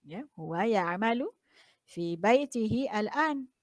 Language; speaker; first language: Arabic; non-native, fluent; Malay